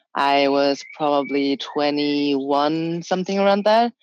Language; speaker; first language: English; early bilingual, other home language; Chinese